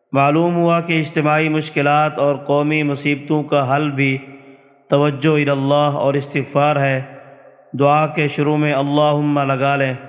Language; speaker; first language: Urdu; native; Urdu